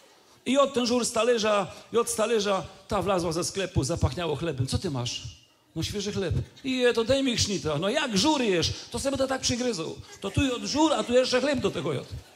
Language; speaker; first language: Polish; native; Polish